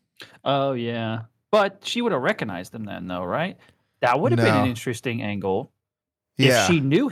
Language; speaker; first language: English; native; English